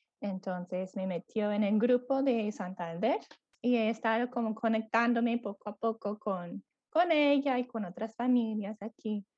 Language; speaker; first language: Spanish; non-native, fluent; English